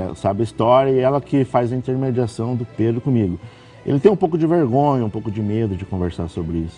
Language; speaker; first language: Portuguese; native; Portuguese